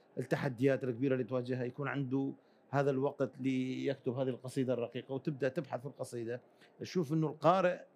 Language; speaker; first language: Arabic; early bilingual, other home language; Kurdish